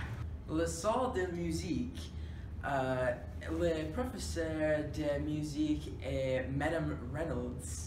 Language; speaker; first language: French; non-native, learner; English